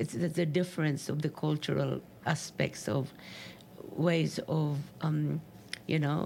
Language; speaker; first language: English; non-native, local second language; Cebuano